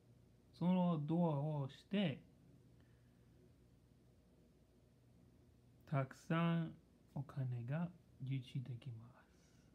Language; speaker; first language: Japanese; non-native, learner; English